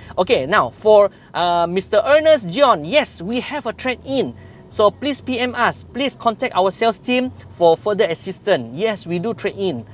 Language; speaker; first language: English; non-native, local second language; Malay